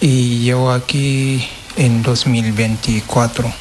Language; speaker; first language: Spanish; non-native, learner; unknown